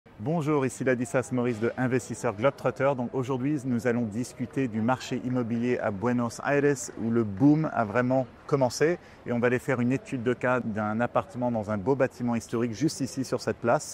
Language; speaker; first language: French; native; French